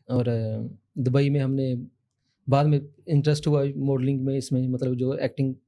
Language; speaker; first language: Urdu; non-native, local second language; Punjabi